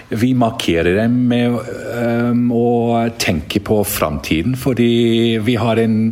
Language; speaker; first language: Norwegian; non-native, learner; English